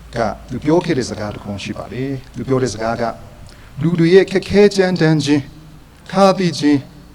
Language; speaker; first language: Burmese; non-native, local second language; Hakha Chin